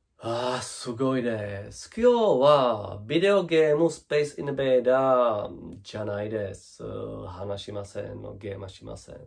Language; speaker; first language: Japanese; non-native, learner; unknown